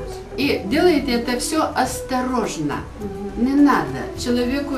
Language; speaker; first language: Russian; non-native, fluent; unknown